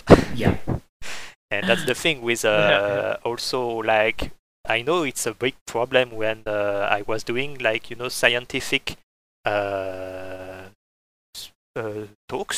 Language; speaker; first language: English; non-native, fluent; French